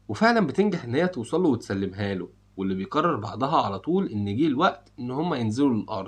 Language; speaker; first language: Arabic; native; Arabic